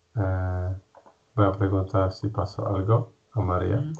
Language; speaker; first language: Spanish; non-native, fluent; Polish